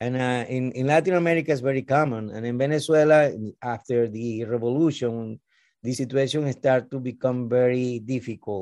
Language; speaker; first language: English; non-native, learner; Spanish